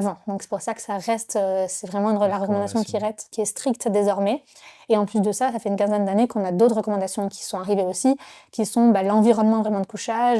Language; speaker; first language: French; native; French